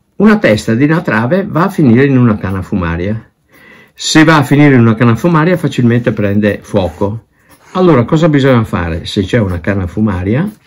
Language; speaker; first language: Italian; non-native, local second language; Ladin